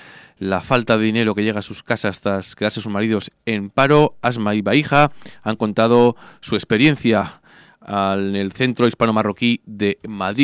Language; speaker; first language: Spanish; native; Spanish